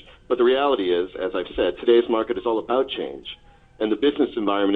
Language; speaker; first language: English; native; English